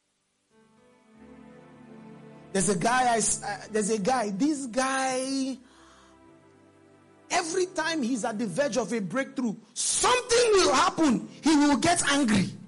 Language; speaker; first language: English; non-native, local second language; Yoruba